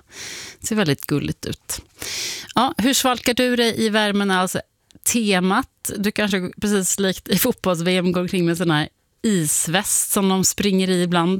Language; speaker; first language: Swedish; native; Swedish